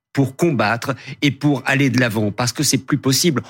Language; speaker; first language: French; native; French